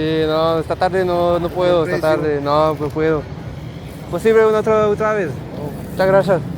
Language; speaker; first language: Spanish; non-native, learner; French